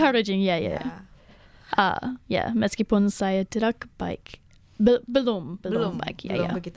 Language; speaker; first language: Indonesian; non-native, learner; English